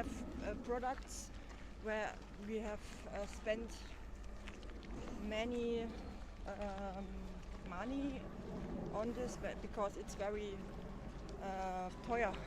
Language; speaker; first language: English; non-native, learner; German